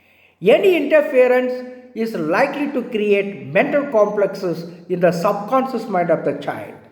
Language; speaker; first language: English; non-native, local second language; Tamil